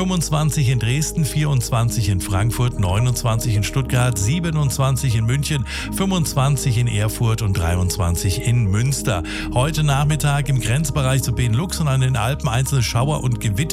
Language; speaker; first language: German; native; German